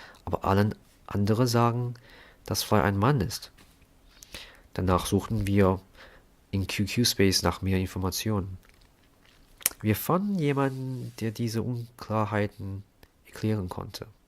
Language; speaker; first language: German; non-native, learner; Chinese